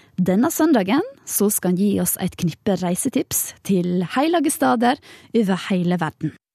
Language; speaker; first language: Norwegian; native; Norwegian